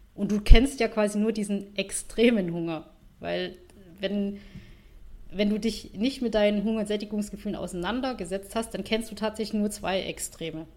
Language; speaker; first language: German; non-native, fluent; Vietnamese